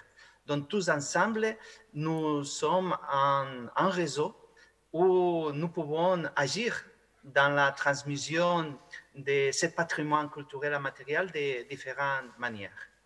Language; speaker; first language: French; non-native, fluent; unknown